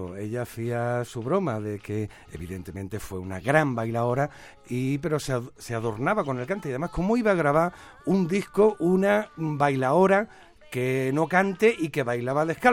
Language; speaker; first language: Spanish; native; Spanish